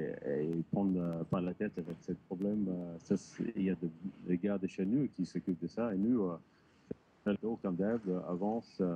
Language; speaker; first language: French; non-native, learner; English